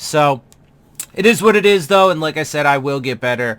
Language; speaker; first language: English; native; English